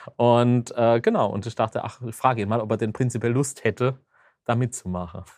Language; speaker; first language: German; native; German